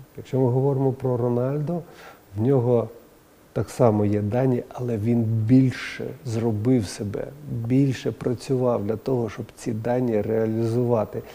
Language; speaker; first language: Ukrainian; non-native, local second language; Russian